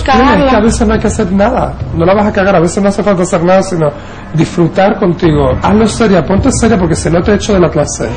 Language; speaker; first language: Spanish; native; Spanish